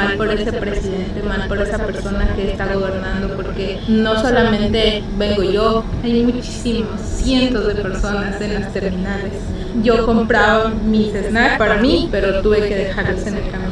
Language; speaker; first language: Spanish; native; Spanish